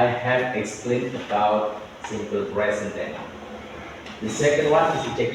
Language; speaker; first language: English; non-native, learner; Indonesian